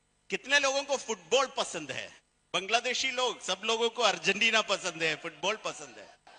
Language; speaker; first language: Hindi; non-native, fluent; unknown